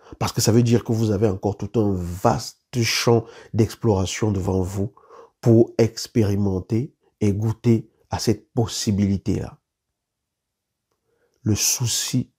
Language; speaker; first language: French; native; French